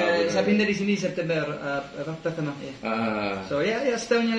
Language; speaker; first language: Indonesian; non-native, fluent; English